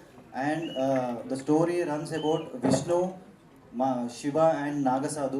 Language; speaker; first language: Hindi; non-native, local second language; Telugu